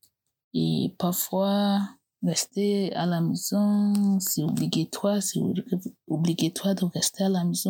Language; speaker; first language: French; non-native, learner; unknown